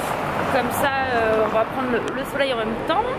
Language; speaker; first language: French; native; French